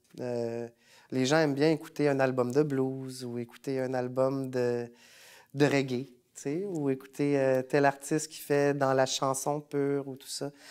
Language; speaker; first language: French; native; French